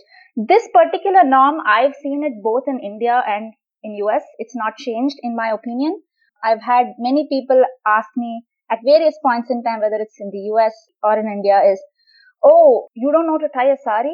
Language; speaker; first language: English; non-native, local second language; Tamil